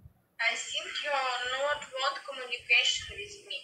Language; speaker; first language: English; non-native, learner; Russian